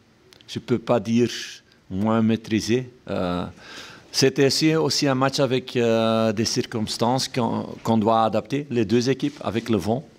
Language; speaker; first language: French; non-native, local second language; Dutch